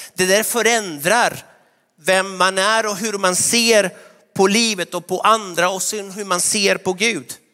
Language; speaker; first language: Swedish; non-native, fluent; Spanish